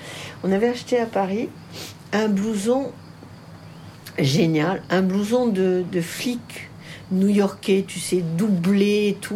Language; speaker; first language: French; native; French